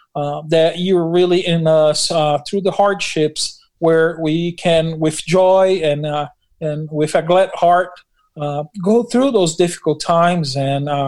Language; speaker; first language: English; non-native, fluent; Portuguese